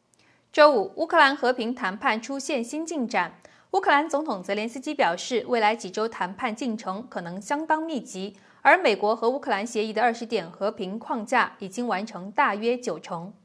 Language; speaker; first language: Chinese; native; Chinese